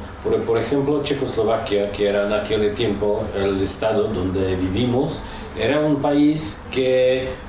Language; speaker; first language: Spanish; non-native, fluent; Czech